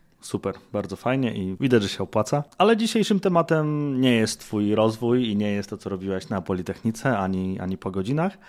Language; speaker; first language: Polish; native; Polish